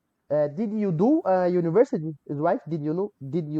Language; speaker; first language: English; non-native, learner; Portuguese